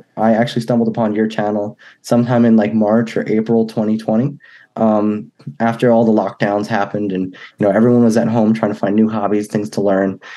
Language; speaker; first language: English; native; English